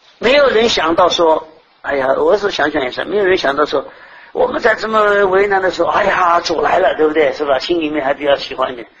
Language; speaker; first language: Chinese; early bilingual, heritage; Chinese